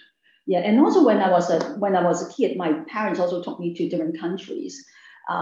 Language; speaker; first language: English; non-native, local second language; Cantonese